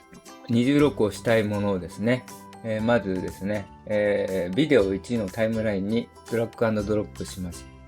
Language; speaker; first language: Japanese; native; Japanese